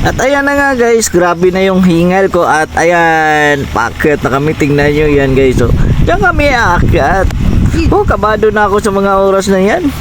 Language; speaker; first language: Filipino; non-native, local second language; Cebuano